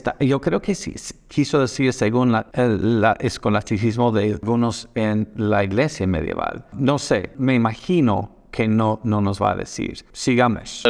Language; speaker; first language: Spanish; non-native, fluent; English